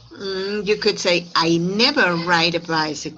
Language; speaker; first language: English; non-native, fluent; Spanish